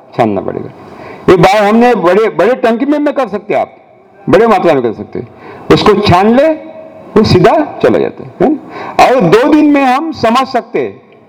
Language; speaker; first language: Hindi; non-native, local second language; Marathi